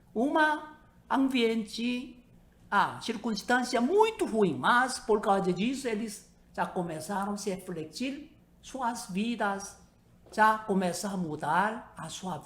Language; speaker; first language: Portuguese; non-native, learner; Korean